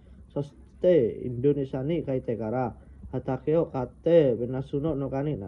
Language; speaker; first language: Japanese; non-native, learner; Indonesian